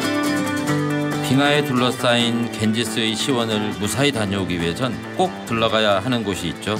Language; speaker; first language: Korean; native; Korean